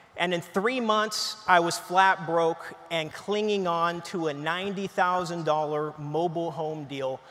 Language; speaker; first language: English; native; English